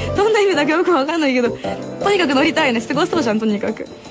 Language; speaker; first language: Japanese; early bilingual, heritage; Japanese